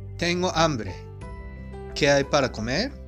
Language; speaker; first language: Spanish; non-native, fluent; Japanese